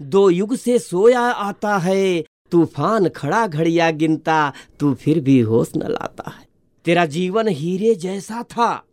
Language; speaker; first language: Hindi; native; Hindi